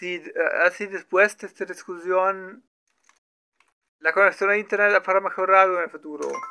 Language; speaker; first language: Spanish; non-native, learner; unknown